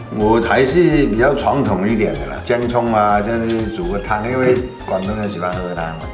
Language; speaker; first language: Chinese; non-native, local second language; Cantonese